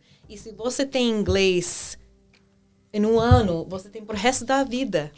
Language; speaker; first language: Portuguese; non-native, fluent; English